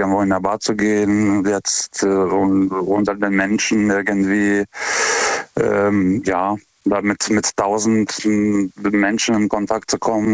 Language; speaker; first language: German; non-native, fluent; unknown